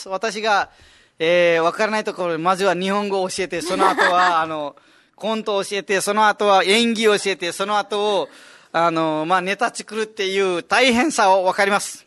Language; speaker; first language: Japanese; native; Japanese